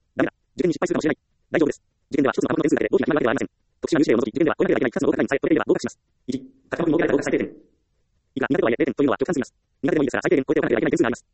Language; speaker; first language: Japanese; native; Japanese